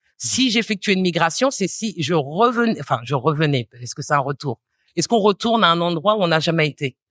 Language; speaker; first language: French; native; French